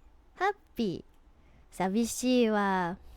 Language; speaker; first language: Japanese; non-native, learner; English